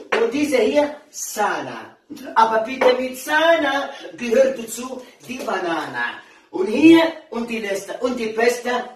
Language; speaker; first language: German; non-native, learner; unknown